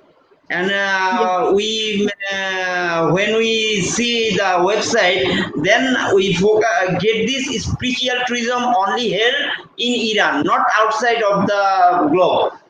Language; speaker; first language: English; non-native, local second language; Bangla